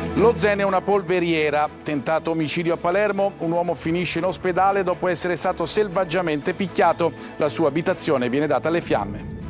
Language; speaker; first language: Italian; native; Italian